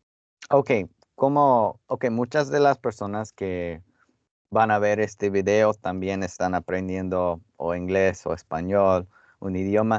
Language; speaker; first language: Spanish; non-native, fluent; English